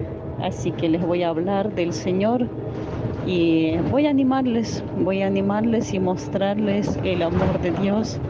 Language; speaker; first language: Spanish; non-native, fluent; Ukrainian